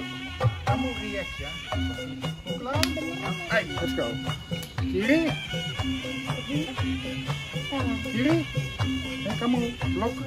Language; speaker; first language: Indonesian; non-native, learner; Dutch